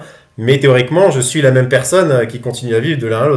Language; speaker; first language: French; native; French